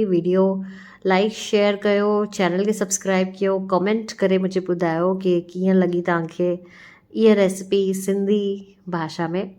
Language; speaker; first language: Sindhi; early bilingual, heritage; Sindhi